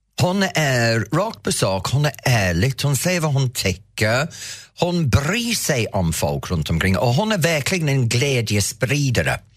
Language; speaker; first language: Swedish; non-native, fluent; English